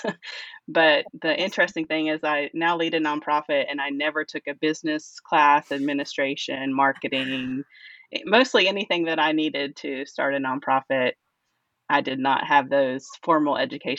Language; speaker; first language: English; native; English